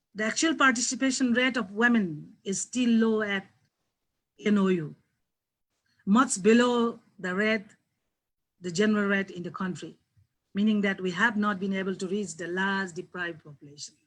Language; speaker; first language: English; non-native, local second language; Nepali